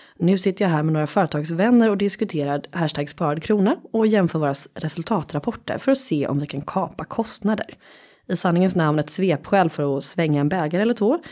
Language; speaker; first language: Swedish; native; Swedish